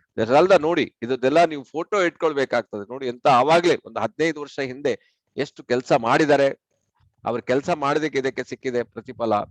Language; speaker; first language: Kannada; non-native, local second language; Tulu